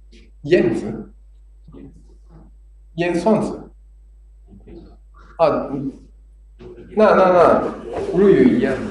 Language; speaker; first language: Chinese; non-native, learner; Japanese